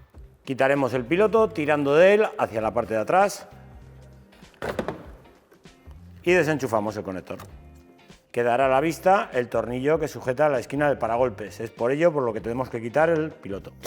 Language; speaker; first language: Spanish; native; Spanish